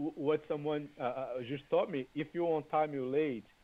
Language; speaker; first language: English; non-native, fluent; Portuguese